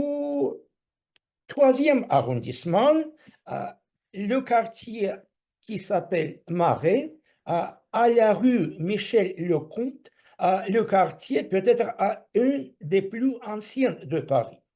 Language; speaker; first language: French; non-native, fluent; Russian